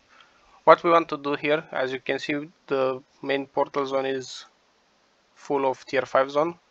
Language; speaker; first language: English; non-native, fluent; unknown